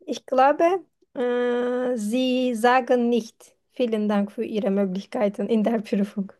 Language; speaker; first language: German; non-native, learner; Turkish